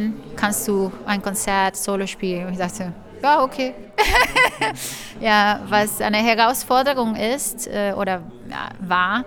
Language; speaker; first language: German; non-native, fluent; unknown